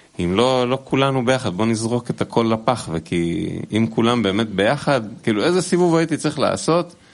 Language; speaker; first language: Hebrew; native; Hebrew